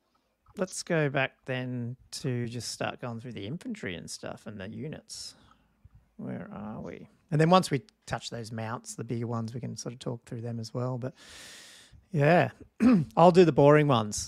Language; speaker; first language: English; native; English